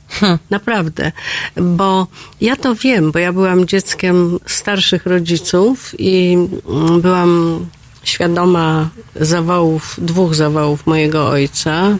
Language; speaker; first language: Polish; native; Polish